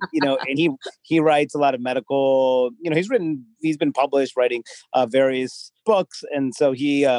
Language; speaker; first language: English; native; English